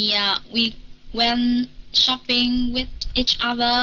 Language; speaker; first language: English; non-native, learner; Vietnamese